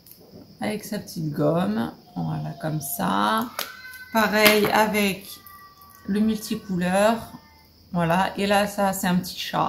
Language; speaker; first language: French; native; French